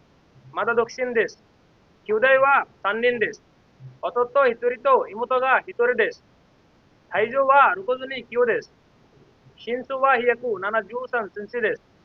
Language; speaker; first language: Japanese; non-native, learner; Bangla